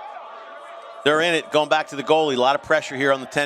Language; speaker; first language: English; native; English